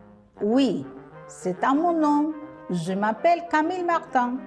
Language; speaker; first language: French; non-native, fluent; Spanish